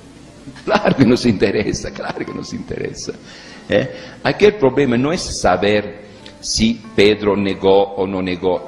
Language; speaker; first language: Spanish; non-native, fluent; Italian